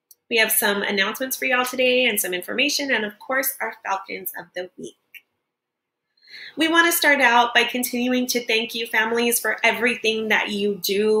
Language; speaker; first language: English; native; English